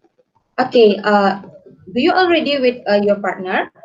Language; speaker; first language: English; non-native, learner; Indonesian